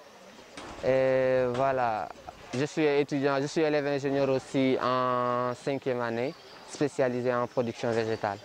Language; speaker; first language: French; non-native, local second language; Wolof